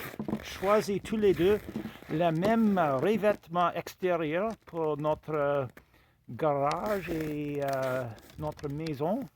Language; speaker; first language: French; non-native, fluent; English